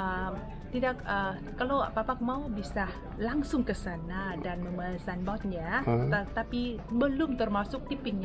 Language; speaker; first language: Indonesian; non-native, fluent; Vietnamese